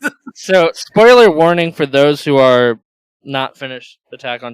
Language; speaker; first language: English; native; English